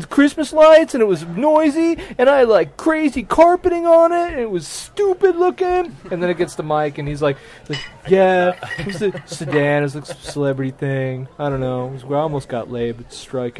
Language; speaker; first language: English; native; English